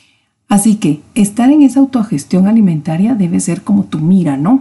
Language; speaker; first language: Spanish; native; Spanish